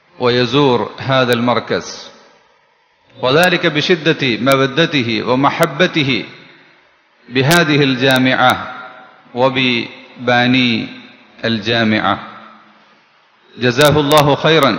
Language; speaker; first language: Arabic; non-native, fluent; Malayalam